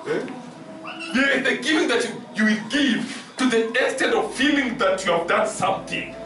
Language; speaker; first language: English; non-native, local second language; Swahili